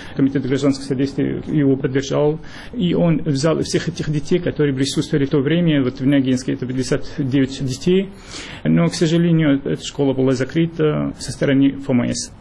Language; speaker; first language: Russian; non-native, fluent; Arabic